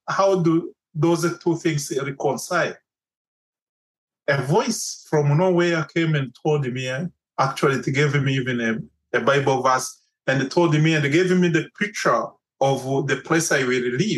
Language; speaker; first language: English; non-native, local second language; Kinyarwanda